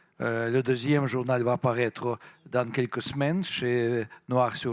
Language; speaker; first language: French; non-native, fluent; Russian